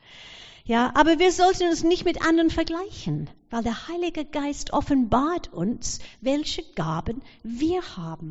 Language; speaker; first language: German; non-native, fluent; English